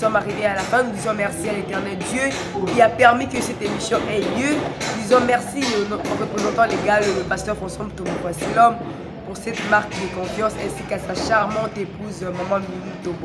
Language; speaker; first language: French; non-native, local second language; Lingala